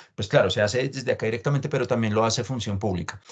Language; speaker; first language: Spanish; native; Spanish